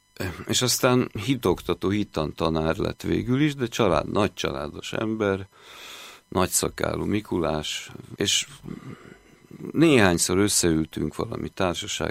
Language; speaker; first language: Hungarian; native; Hungarian